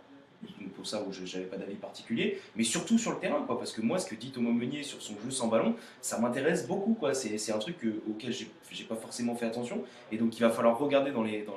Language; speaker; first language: French; native; French